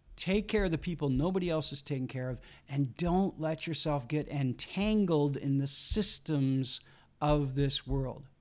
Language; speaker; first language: English; native; English